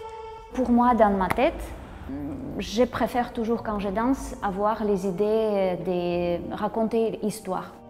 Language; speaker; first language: French; non-native, learner; Russian